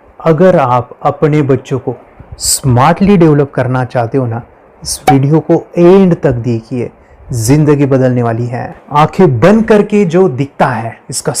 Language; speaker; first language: Hindi; native; Hindi